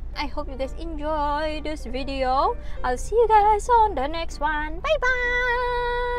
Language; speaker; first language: English; non-native, local second language; Malay